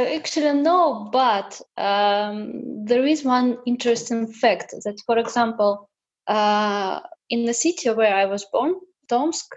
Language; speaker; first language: English; non-native, learner; Russian